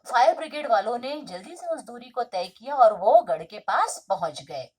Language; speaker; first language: Hindi; non-native, local second language; Marathi